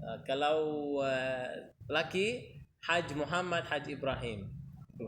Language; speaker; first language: Indonesian; non-native, learner; Arabic